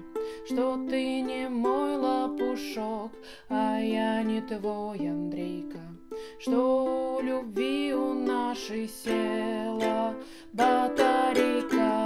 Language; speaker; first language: Russian; native; Russian